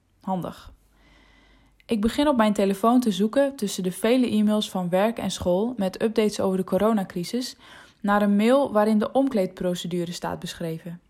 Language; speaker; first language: Dutch; non-native, local second language; Western Frisian